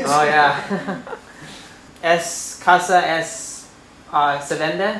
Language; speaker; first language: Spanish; non-native, learner; English